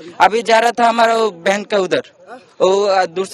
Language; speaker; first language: Hindi; non-native, learner; Bangla